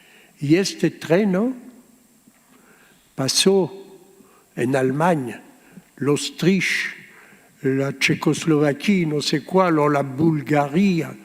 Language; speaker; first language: Spanish; early bilingual, heritage; Ladino